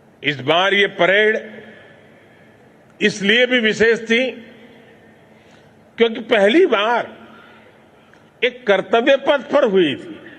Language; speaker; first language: Hindi; non-native, local second language; Gujarati